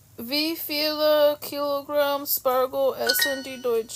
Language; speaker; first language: German; non-native, learner; English